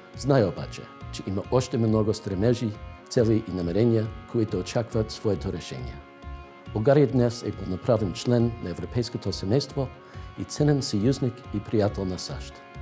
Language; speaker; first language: Bulgarian; non-native, learner; English